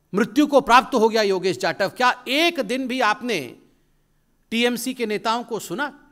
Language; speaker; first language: Hindi; native; Hindi